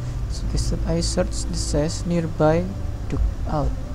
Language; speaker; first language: English; non-native, learner; Indonesian